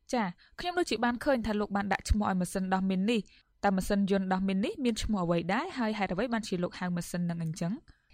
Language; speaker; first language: Khmer; native; Khmer